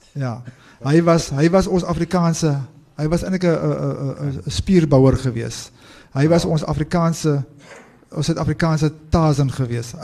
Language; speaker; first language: Afrikaans; native; Afrikaans